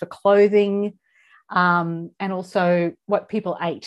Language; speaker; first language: English; native; English